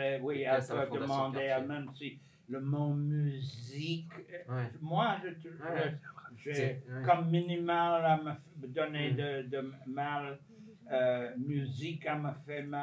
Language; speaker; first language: French; non-native, fluent; English